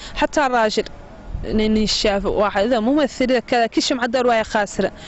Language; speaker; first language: Arabic; native; Arabic